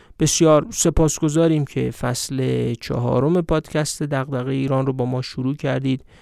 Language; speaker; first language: Persian; native; Persian